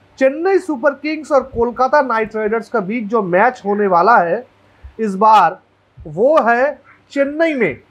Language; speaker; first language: Hindi; non-native, local second language; Bangla